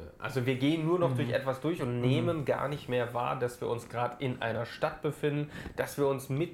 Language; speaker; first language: German; native; German